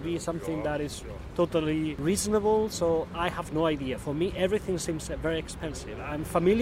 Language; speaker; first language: English; non-native, fluent; Spanish